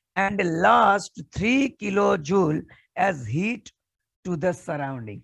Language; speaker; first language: English; non-native, local second language; Gujarati